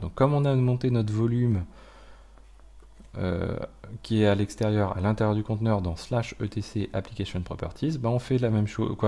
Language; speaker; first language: French; native; French